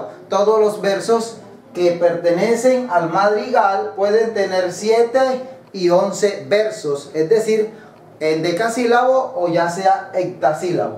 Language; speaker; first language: Spanish; native; Spanish